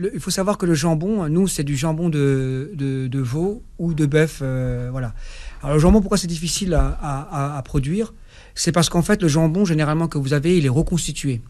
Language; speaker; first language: French; non-native, local second language; Kabyle